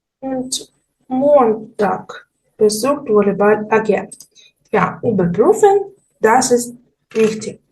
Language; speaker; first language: German; non-native, fluent; Ukrainian